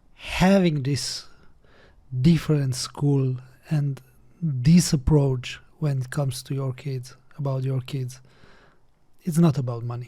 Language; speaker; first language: English; non-native, fluent; Romanian